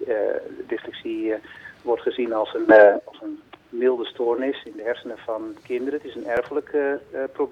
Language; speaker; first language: Dutch; native; Dutch